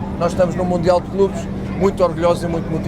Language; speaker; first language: Portuguese; native; Portuguese